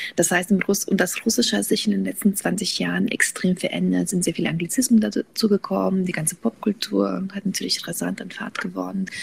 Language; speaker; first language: German; early bilingual, other home language; Russian